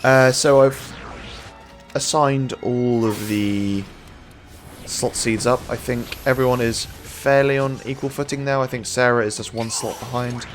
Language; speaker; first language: English; native; English